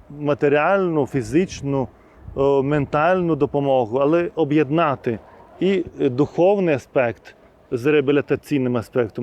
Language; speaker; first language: Ukrainian; non-native, fluent; Lithuanian